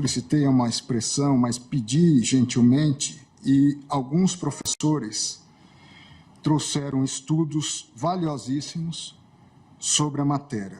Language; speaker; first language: Portuguese; native; Portuguese